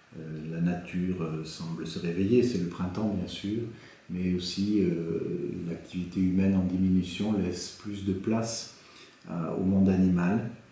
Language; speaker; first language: French; native; French